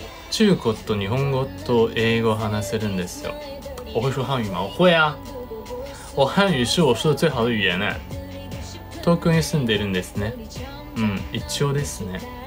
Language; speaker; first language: Japanese; non-native, fluent; Chinese